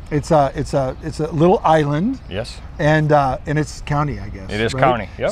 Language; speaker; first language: English; native; English